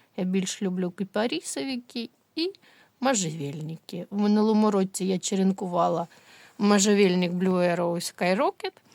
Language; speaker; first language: Ukrainian; non-native, local second language; Russian